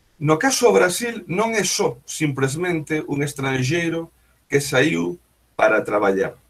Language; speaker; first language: Galician; native; Galician